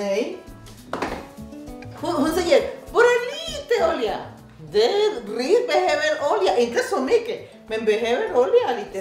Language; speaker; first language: Swedish; non-native, learner; Spanish